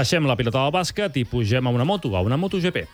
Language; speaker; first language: Catalan; native; Catalan